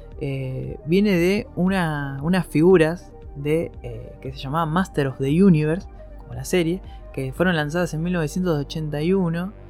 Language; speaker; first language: Spanish; native; Spanish